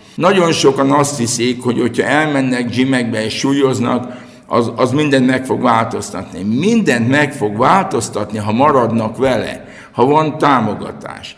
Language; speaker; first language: Hungarian; native; Hungarian